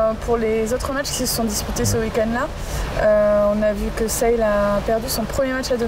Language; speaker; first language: French; native; French